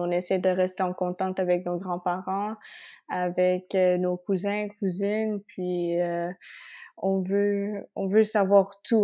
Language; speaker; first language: French; non-native, local second language; Spanish